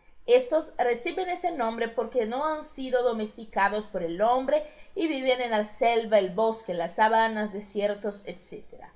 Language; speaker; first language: Spanish; non-native, fluent; Portuguese